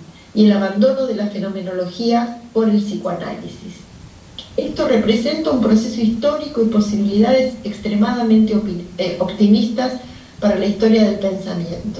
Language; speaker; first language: Spanish; native; Spanish